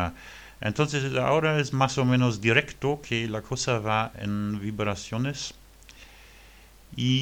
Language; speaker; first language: Spanish; non-native, learner; French